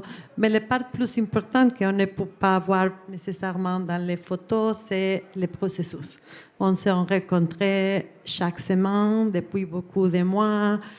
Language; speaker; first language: French; non-native, fluent; Spanish